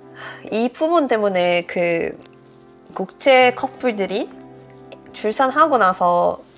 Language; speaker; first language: Korean; non-native, fluent; Swedish